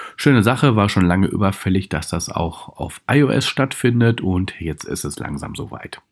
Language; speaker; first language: German; native; German